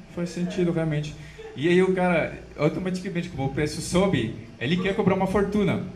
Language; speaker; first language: Portuguese; non-native, fluent; French